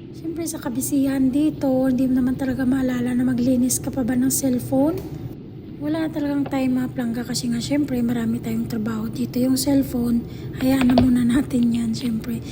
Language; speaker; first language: Filipino; non-native, local second language; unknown